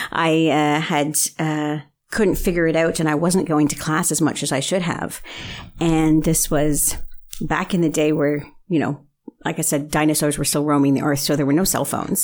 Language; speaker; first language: English; native; English